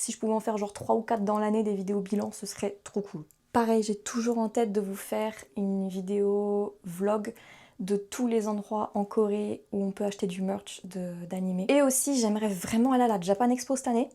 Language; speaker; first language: French; native; French